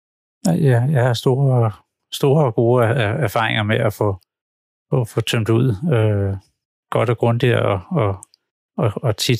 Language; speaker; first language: Swedish; non-native, learner; Danish